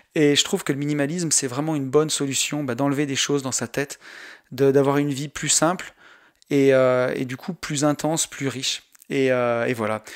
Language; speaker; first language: French; native; French